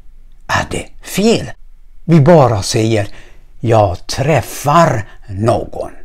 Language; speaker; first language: Swedish; non-native, fluent; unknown